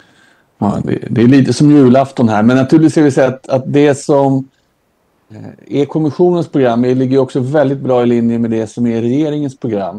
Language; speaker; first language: Swedish; native; Swedish